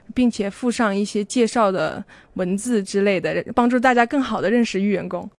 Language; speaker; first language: Chinese; native; Chinese